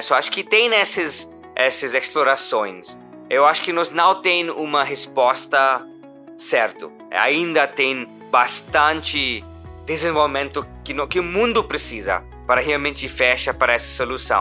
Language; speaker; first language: Portuguese; non-native, learner; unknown